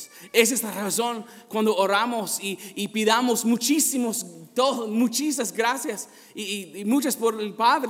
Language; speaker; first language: Spanish; non-native, fluent; English